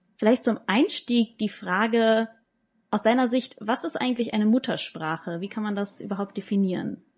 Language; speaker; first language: German; native; German